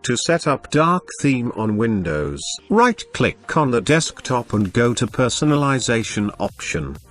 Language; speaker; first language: English; non-native, fluent; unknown